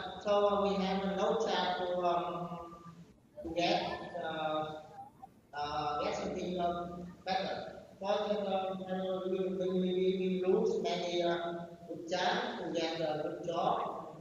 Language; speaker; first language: English; non-native, learner; Vietnamese